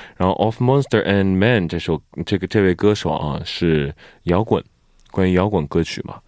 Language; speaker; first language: Chinese; non-native, fluent; Korean